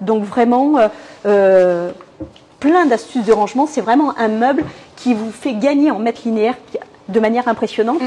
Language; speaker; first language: French; native; French